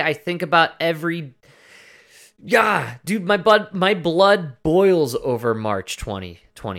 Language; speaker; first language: English; native; English